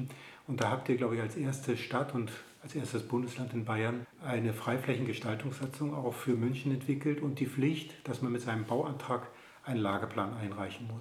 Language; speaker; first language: German; native; German